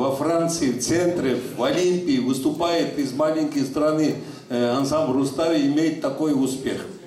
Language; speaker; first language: Russian; non-native, local second language; Georgian